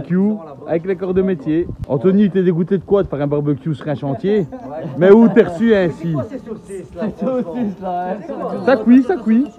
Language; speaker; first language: French; native; French